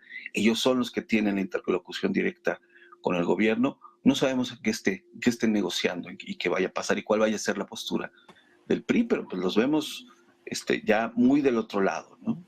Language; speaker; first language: Spanish; native; Spanish